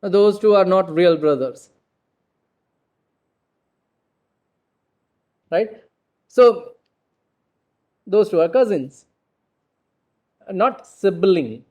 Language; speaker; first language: English; non-native, local second language; Gujarati